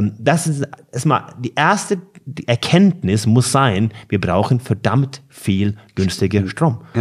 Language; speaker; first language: German; non-native, fluent; Norwegian